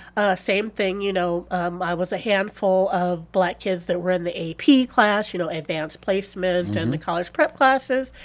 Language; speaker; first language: English; native; English